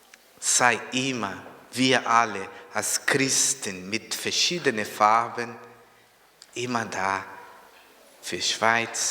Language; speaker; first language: German; non-native, fluent; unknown